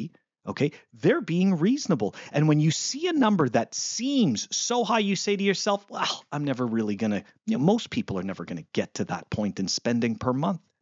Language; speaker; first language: English; native; English